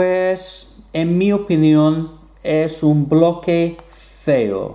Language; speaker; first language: Spanish; non-native, fluent; English